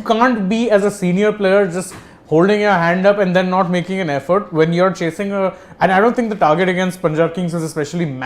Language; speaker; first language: English; non-native, local second language; Hindi